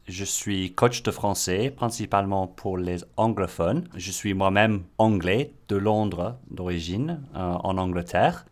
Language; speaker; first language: French; non-native, fluent; English